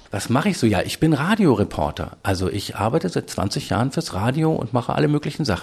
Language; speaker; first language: German; native; German